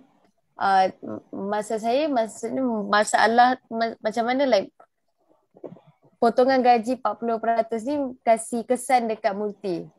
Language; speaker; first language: Malay; native; Malay